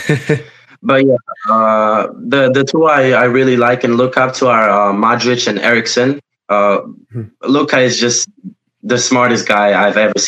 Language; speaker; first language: English; non-native, fluent; Polish